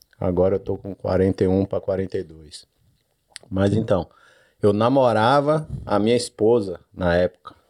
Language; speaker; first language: Portuguese; native; Portuguese